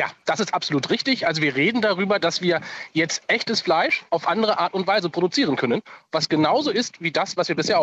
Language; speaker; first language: German; native; German